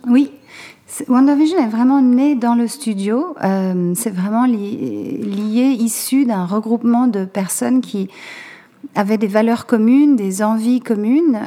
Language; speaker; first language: French; native; French